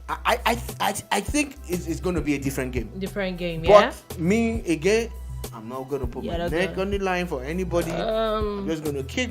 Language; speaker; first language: English; non-native, local second language; Yoruba